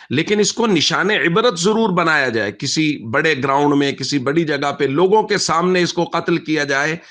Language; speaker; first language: Urdu; native; Urdu